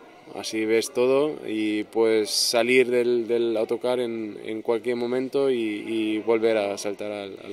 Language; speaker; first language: Spanish; non-native, fluent; German